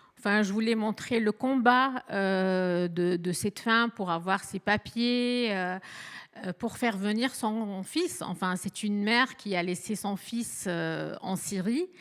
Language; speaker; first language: French; non-native, fluent; Arabic